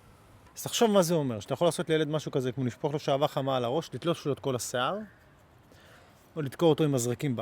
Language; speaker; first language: Hebrew; native; Hebrew